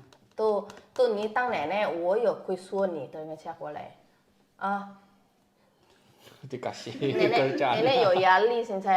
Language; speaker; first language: Chinese; non-native, learner; Indonesian